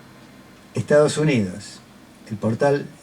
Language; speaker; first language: Spanish; native; Spanish